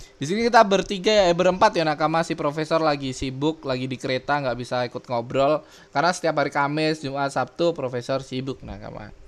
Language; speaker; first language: Indonesian; native; Indonesian